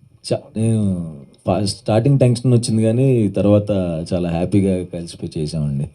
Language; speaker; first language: Telugu; native; Telugu